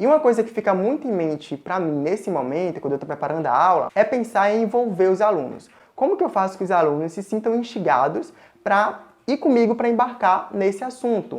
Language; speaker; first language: Portuguese; native; Portuguese